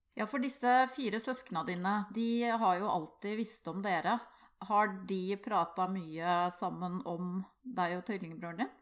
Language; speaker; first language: Norwegian; native; Norwegian